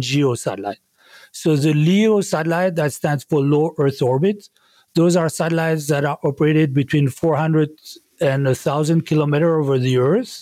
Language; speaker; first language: English; non-native, fluent; French